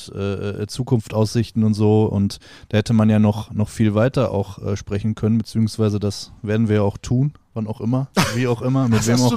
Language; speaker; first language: German; native; German